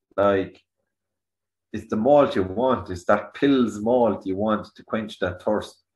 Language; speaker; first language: English; native; English